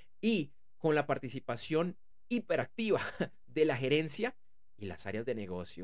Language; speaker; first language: Spanish; native; Spanish